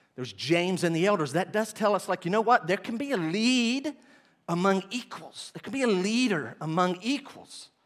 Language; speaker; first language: English; native; English